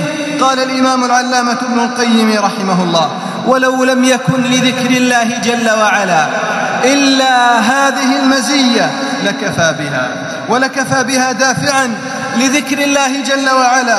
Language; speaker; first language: Arabic; native; Arabic